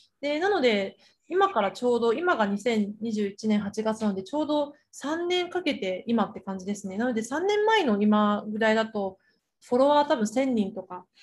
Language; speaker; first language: Japanese; early bilingual, other home language; Chinese